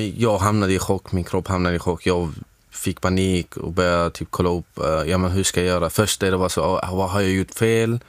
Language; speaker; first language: Swedish; non-native, fluent; Arabic